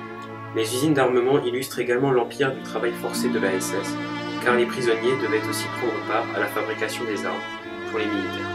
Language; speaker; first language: French; native; French